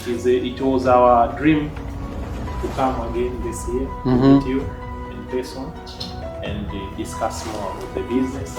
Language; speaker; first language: English; non-native, local second language; Swahili